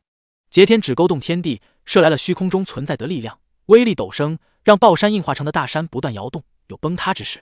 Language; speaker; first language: Chinese; native; Chinese